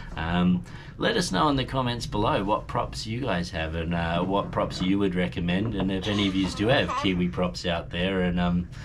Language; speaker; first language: English; native; English